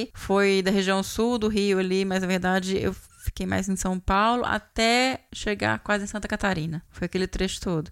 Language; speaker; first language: Portuguese; native; Portuguese